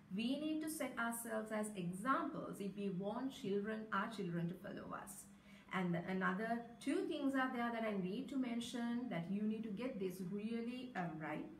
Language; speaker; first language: English; non-native, local second language; Sinhala